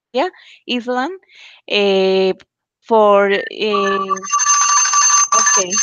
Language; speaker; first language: English; non-native, learner; Spanish